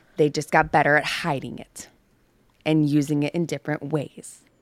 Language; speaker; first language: English; native; English